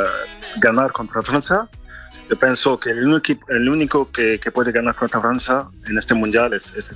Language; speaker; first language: Spanish; non-native, fluent; French